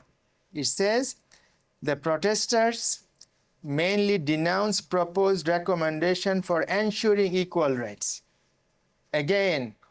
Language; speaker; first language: English; non-native, local second language; Bangla